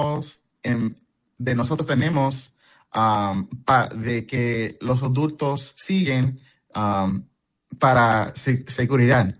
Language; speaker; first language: Spanish; non-native, fluent; English